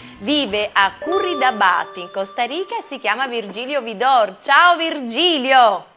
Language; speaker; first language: Italian; native; Italian